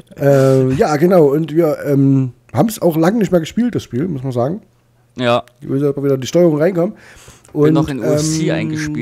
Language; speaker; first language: German; native; German